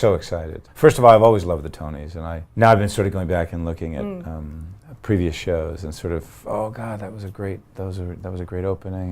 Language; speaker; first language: English; native; English